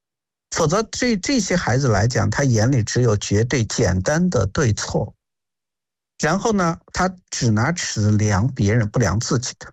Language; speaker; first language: Chinese; native; Chinese